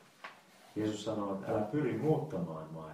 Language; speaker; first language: Finnish; native; Finnish